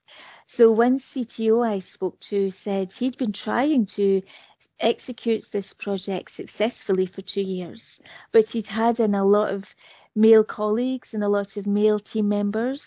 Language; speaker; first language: English; native; English